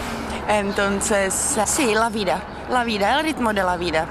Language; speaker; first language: Spanish; non-native, learner; Czech